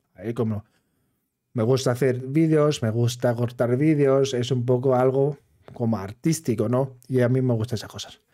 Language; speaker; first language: Spanish; non-native, fluent; German